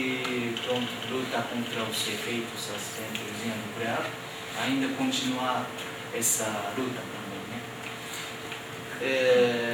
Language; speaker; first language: Portuguese; non-native, fluent; Japanese